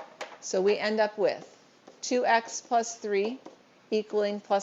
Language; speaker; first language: English; native; English